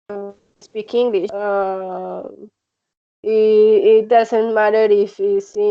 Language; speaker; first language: English; non-native, learner; Spanish